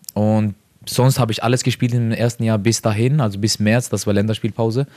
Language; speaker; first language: German; non-native, fluent; Norwegian